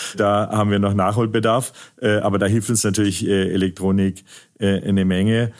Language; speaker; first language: German; native; German